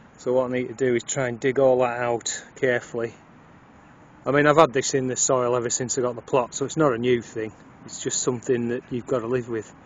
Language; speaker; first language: English; native; English